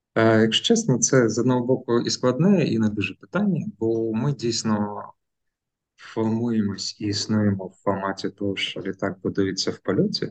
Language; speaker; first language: Ukrainian; non-native, local second language; Russian